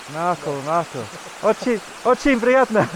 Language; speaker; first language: Russian; non-native, learner; English